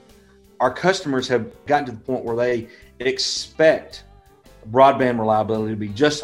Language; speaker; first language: English; native; English